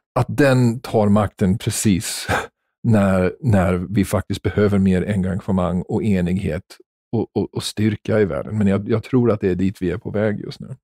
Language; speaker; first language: Swedish; non-native, fluent; English